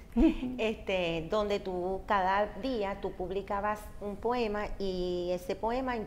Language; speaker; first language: Spanish; native; Spanish